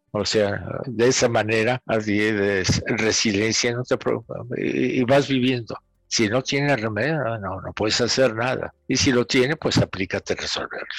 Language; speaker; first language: Spanish; native; Spanish